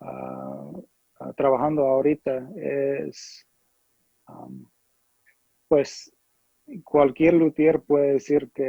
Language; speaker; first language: Spanish; non-native, fluent; English